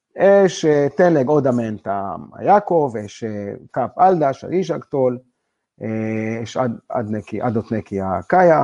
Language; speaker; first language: Hungarian; non-native, learner; Hebrew